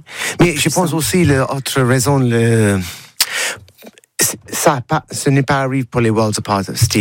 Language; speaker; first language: French; non-native, learner; English